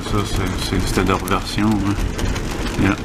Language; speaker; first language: French; non-native, local second language; English